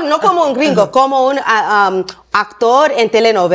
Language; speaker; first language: Spanish; non-native, learner; English